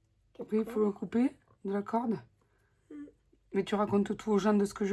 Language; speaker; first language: French; native; French